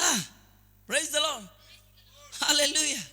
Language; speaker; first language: Hindi; non-native, local second language; Assamese